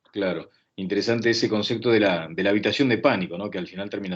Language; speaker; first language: Spanish; native; Spanish